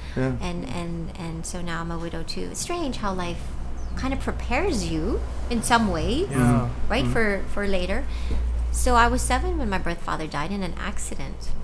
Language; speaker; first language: English; early bilingual, other home language; Cebuano